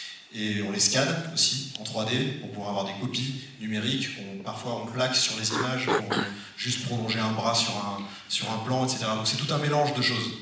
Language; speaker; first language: French; native; French